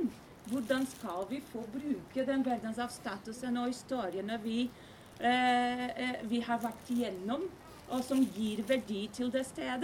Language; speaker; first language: Norwegian; non-native, fluent; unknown